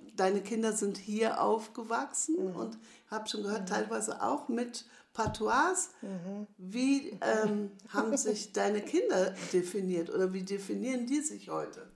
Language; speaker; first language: German; native; German